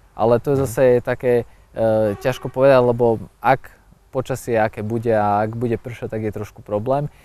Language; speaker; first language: Slovak; native; Slovak